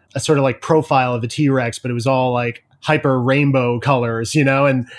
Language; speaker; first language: English; native; English